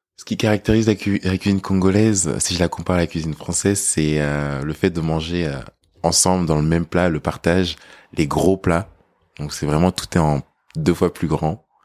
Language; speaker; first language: French; early bilingual, other home language; English